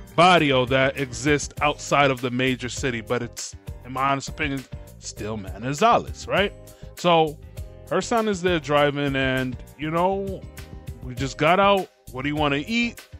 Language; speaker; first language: English; native; English